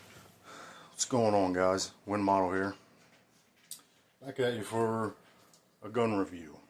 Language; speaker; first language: English; native; English